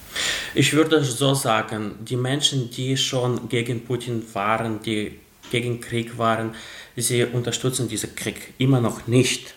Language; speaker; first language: German; non-native, fluent; Russian